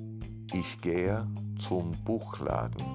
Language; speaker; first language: German; non-native, learner; Spanish